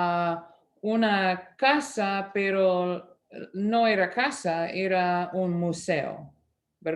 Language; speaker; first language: Spanish; non-native, fluent; English